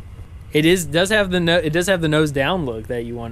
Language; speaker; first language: English; native; English